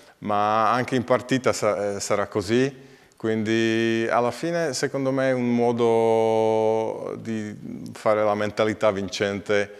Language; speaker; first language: Italian; non-native, learner; Slovak